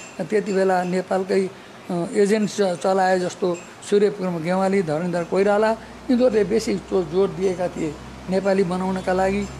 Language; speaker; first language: Nepali; native; Nepali